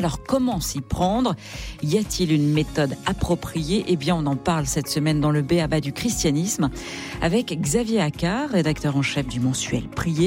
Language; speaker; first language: French; native; French